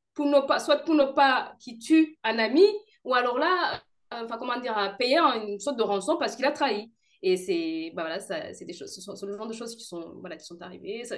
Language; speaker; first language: French; non-native, local second language; Kinyarwanda